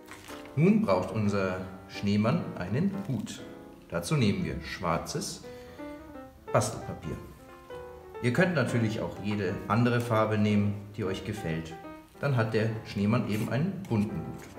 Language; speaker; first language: German; native; German